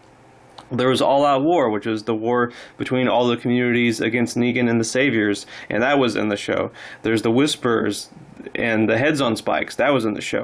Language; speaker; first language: English; native; English